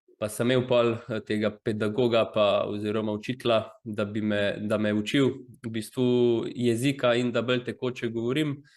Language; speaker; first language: Slovenian; early bilingual, other home language; Croatian